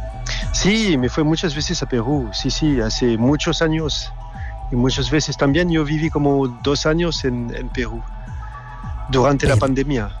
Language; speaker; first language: Spanish; non-native, fluent; French